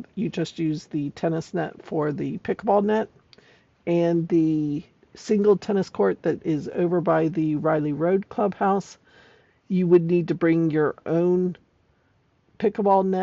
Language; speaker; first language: English; native; English